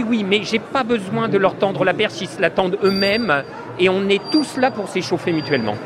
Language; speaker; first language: French; native; French